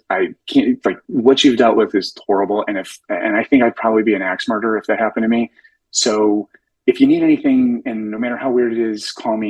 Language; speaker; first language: English; native; English